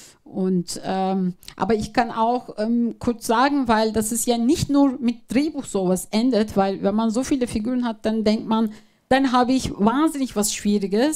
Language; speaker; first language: German; non-native, fluent; Turkish